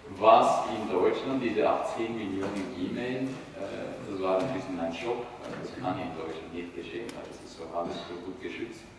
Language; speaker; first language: German; non-native, fluent; Italian